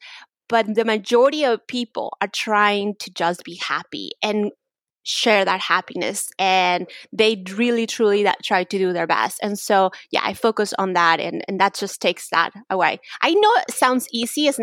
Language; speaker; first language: English; non-native, fluent; Spanish